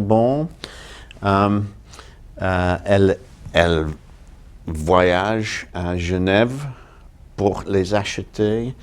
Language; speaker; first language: French; non-native, fluent; English